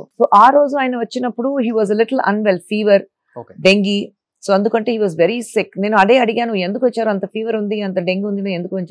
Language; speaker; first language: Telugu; non-native, fluent; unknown